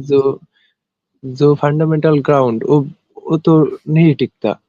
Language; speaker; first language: Hindi; non-native, learner; Bangla